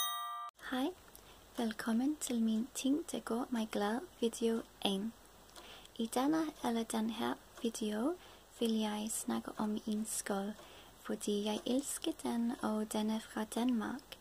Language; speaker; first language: Danish; non-native, learner; English